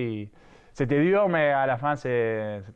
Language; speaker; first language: French; non-native, fluent; Spanish